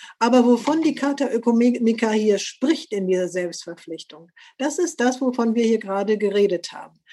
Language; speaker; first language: German; native; German